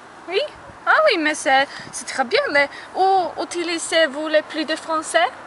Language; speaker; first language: French; non-native, learner; Swedish